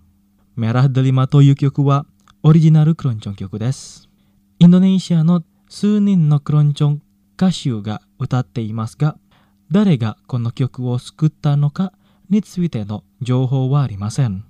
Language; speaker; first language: Japanese; non-native, fluent; Indonesian